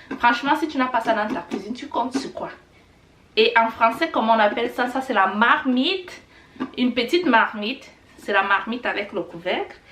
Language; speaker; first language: French; non-native, local second language; Kinyarwanda